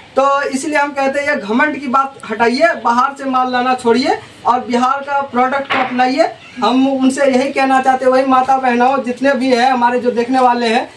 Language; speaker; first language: Hindi; native; Hindi